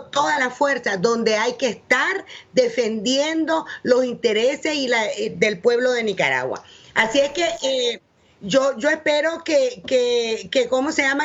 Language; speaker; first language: Spanish; native; Spanish